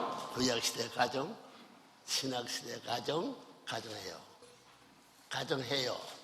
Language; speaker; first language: Korean; native; Korean